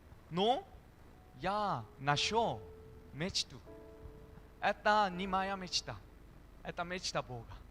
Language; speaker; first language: Russian; non-native, learner; Korean